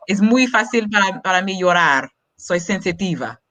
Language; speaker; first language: Spanish; non-native, learner; English